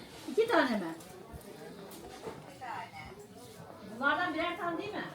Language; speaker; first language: Turkish; native; Turkish